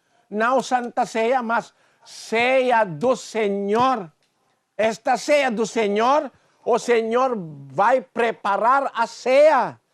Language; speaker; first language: Portuguese; non-native, learner; Filipino